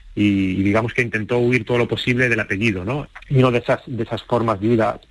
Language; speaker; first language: Spanish; native; Spanish